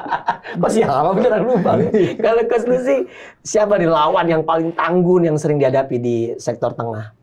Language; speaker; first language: Indonesian; native; Indonesian